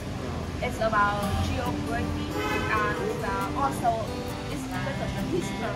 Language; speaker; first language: English; non-native, fluent; Vietnamese